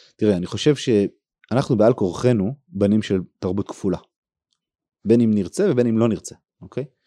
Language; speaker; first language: Hebrew; native; Hebrew